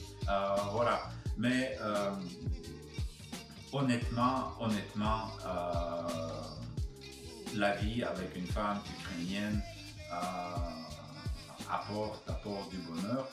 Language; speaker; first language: French; non-native, fluent; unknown